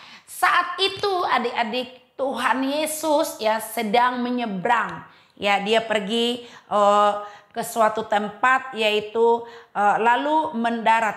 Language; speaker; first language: Indonesian; native; Indonesian